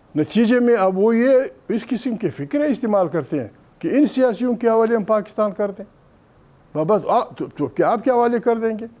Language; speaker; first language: Urdu; non-native, local second language; Pashto